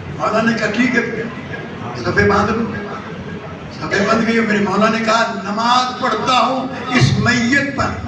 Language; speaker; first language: Urdu; non-native, local second language; Sindhi